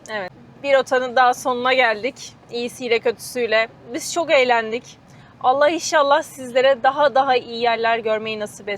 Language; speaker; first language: Turkish; native; Turkish